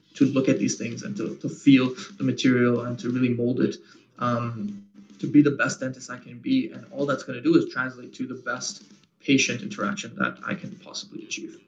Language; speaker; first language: English; native; English